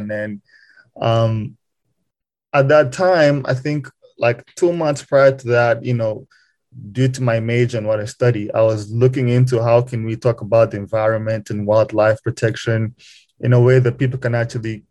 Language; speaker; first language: English; non-native, local second language; Kinyarwanda